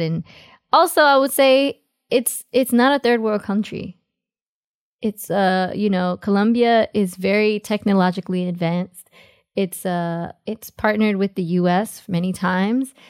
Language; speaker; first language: English; early bilingual, other home language; Spanish